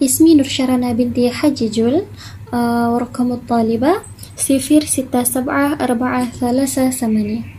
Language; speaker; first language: Arabic; non-native, learner; Malay